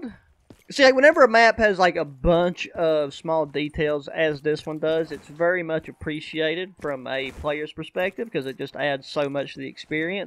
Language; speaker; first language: English; native; English